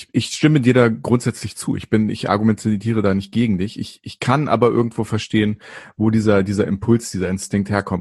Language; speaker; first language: German; native; German